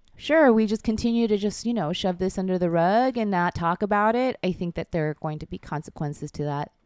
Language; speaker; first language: English; early bilingual, other home language; Korean